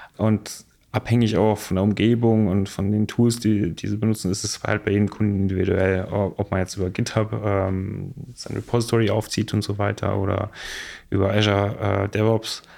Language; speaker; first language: German; non-native, fluent; Bosnian